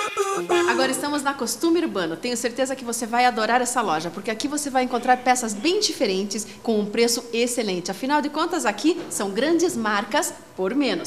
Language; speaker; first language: Portuguese; native; Portuguese